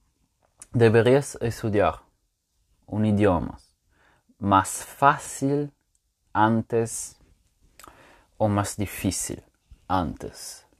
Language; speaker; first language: Spanish; non-native, fluent; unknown